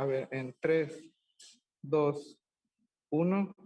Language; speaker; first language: Spanish; native; Spanish